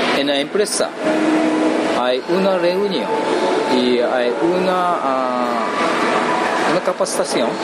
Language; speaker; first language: Spanish; non-native, learner; Japanese